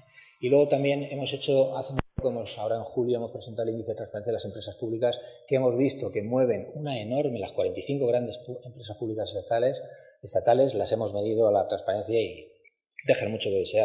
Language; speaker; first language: Spanish; native; Spanish